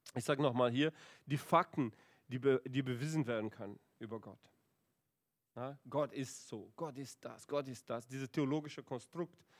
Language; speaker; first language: German; non-native, fluent; Portuguese